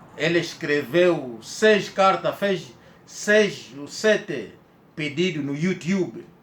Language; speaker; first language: Portuguese; native; Portuguese